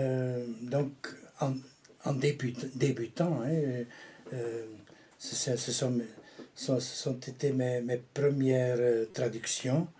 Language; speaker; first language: French; non-native, local second language; Dutch